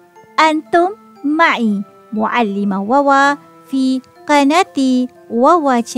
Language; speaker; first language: Arabic; non-native, fluent; Malay